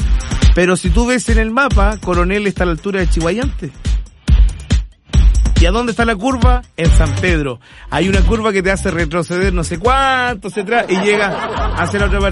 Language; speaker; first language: Spanish; native; Spanish